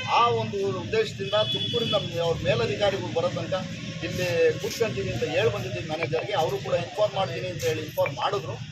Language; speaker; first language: Kannada; native; Kannada